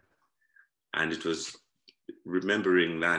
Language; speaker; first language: English; non-native, local second language; Shona